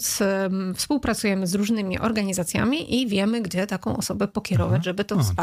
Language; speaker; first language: Polish; non-native, fluent; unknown